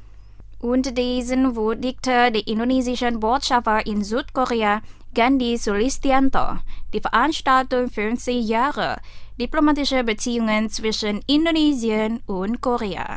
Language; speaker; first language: German; non-native, fluent; Indonesian